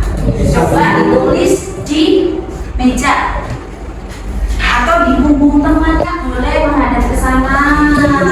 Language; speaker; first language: Indonesian; native; Indonesian